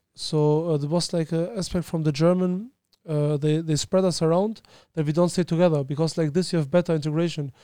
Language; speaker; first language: English; early bilingual, other home language; Albanian